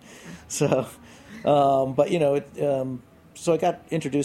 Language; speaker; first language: English; native; English